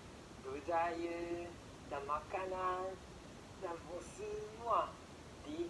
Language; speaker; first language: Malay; non-native, learner; Japanese